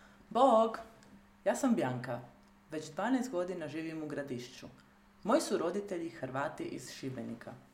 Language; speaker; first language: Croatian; early bilingual, heritage; Croatian